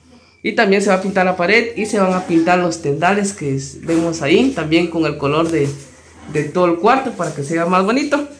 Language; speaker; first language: Spanish; native; Spanish